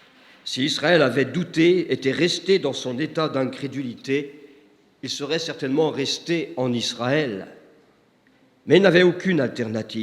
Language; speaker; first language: French; native; French